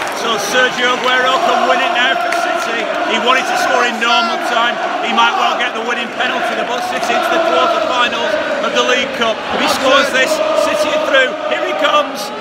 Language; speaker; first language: English; native; English